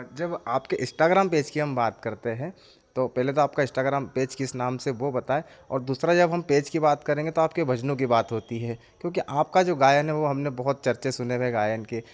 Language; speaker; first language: Hindi; native; Hindi